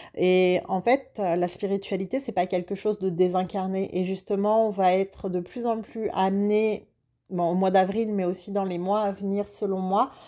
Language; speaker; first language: French; native; French